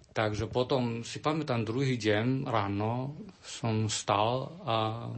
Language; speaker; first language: Slovak; non-native, learner; Chinese